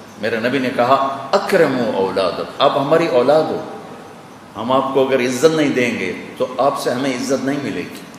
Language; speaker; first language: Urdu; non-native, local second language; Punjabi